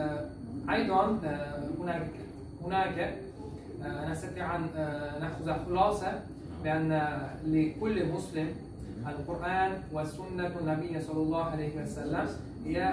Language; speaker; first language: Arabic; non-native, learner; Uzbek